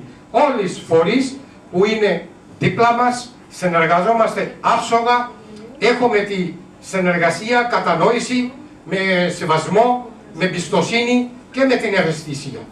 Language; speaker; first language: Greek; non-native, learner; Urdu